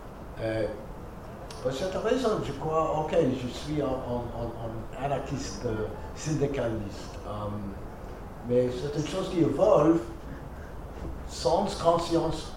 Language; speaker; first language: French; non-native, fluent; English